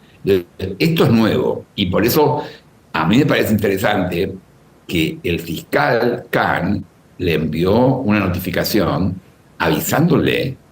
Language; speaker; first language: Spanish; native; Spanish